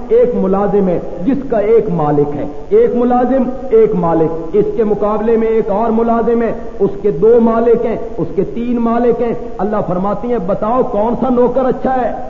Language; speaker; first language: Urdu; non-native, local second language; Punjabi